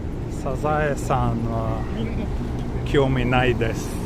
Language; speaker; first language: Japanese; non-native, fluent; Swedish